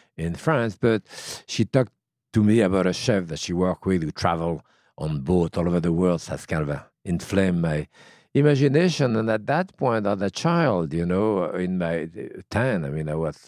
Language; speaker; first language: English; non-native, fluent; French